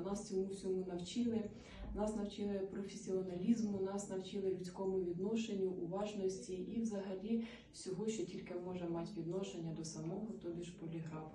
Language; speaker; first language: Ukrainian; native; Ukrainian